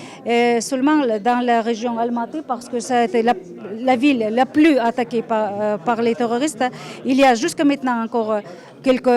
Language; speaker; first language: French; non-native, fluent; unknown